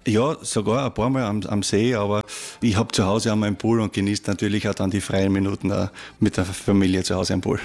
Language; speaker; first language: German; native; German